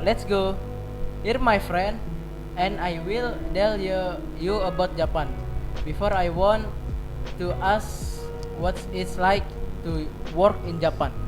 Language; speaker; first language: English; non-native, learner; Indonesian